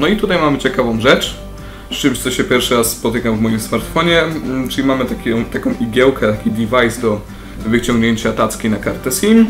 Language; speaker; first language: Polish; native; Polish